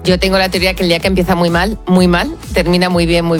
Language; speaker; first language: Spanish; native; Spanish